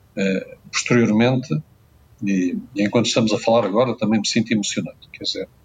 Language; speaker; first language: Portuguese; native; Portuguese